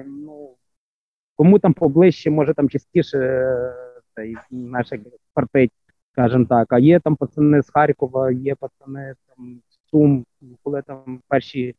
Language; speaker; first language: Ukrainian; native; Ukrainian